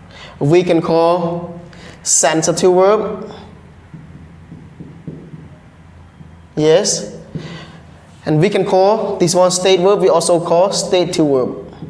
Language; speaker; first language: English; non-native, learner; Khmer